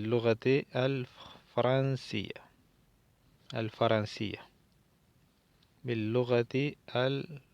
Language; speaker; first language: Arabic; non-native, fluent; Spanish